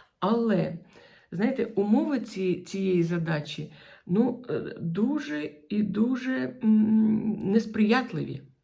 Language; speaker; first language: Ukrainian; non-native, local second language; Russian